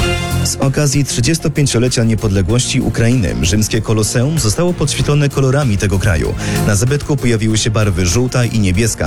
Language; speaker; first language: Polish; native; Polish